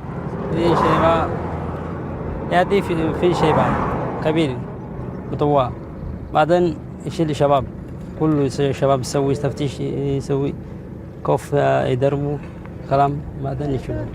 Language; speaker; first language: Arabic; non-native, learner; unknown